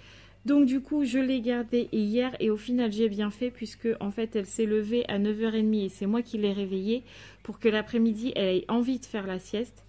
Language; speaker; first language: French; native; French